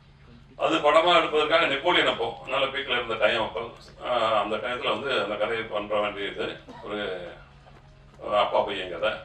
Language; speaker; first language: Tamil; native; Tamil